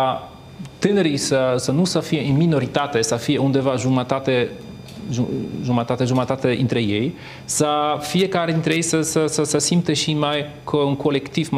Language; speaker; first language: Romanian; non-native, fluent; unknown